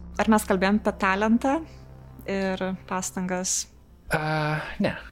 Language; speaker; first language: Lithuanian; native; Lithuanian